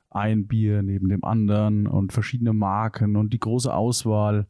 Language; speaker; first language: German; native; German